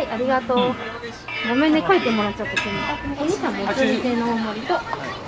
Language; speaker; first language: Japanese; native; Japanese